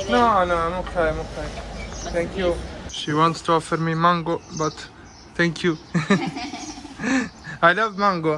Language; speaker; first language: English; non-native, fluent; Italian